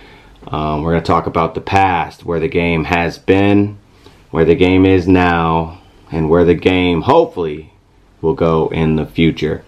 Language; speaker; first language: English; native; English